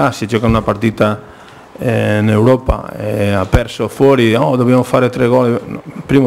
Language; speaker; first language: Italian; non-native, fluent; Spanish